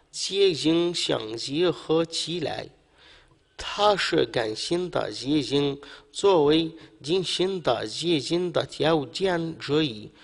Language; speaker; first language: Chinese; non-native, fluent; Arabic